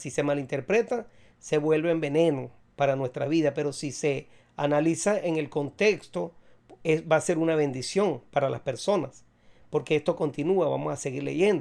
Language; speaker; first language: Spanish; native; Spanish